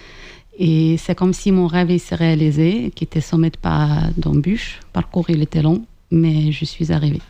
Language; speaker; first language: French; non-native, fluent; Ukrainian